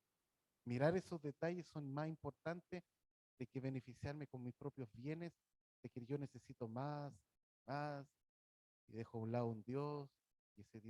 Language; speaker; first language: Spanish; native; Spanish